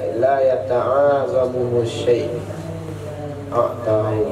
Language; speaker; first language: Arabic; non-native, fluent; Indonesian